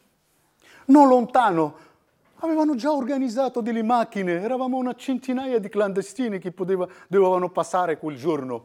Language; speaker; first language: Italian; non-native, fluent; Riffian